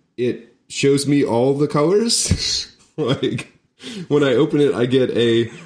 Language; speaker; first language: English; native; English